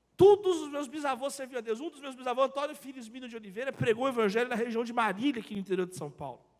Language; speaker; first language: Portuguese; native; Portuguese